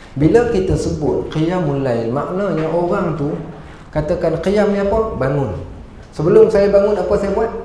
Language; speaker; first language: Malay; native; Malay